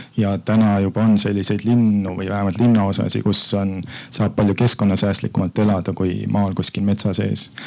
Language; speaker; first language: Estonian; native; Estonian